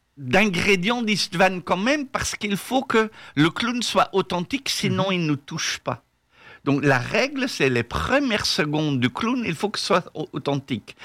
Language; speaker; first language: French; non-native, local second language; Dutch